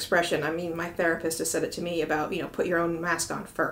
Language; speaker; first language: English; native; English